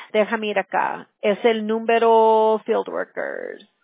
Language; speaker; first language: Spanish; early bilingual, other home language; English